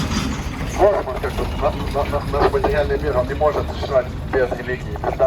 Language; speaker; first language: Russian; native; Russian